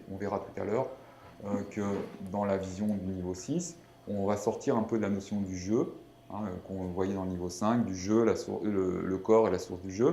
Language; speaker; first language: French; native; French